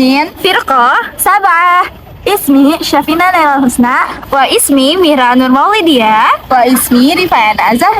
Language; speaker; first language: Arabic; non-native, learner; Indonesian